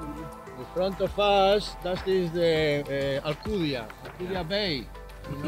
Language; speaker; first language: English; non-native, learner; Spanish